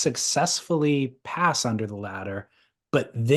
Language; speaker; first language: English; native; English